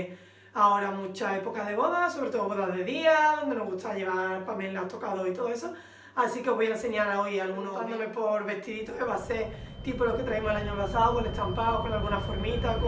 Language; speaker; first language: Spanish; native; Spanish